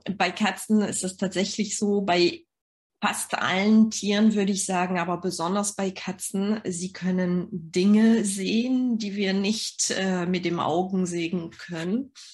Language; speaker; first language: German; non-native, fluent; French